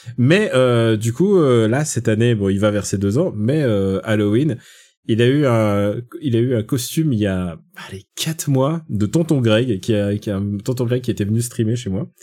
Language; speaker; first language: French; native; French